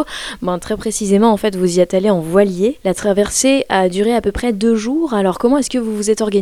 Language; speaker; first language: French; native; French